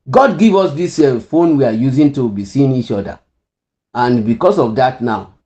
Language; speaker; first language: English; non-native, local second language; Yoruba